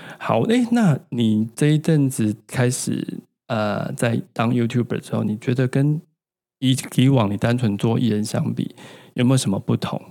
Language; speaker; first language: Chinese; native; Chinese